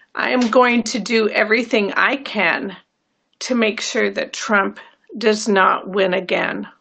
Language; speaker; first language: English; native; English